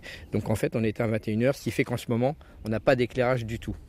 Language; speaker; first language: French; native; French